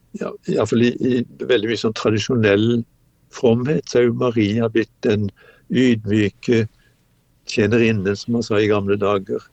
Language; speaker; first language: Norwegian; native; Norwegian